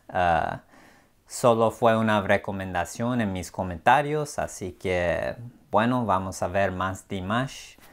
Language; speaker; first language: Spanish; non-native, learner; English